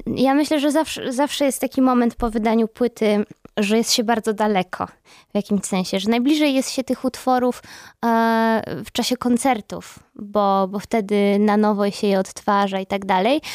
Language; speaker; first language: Polish; native; Polish